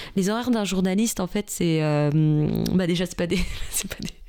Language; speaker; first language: French; native; French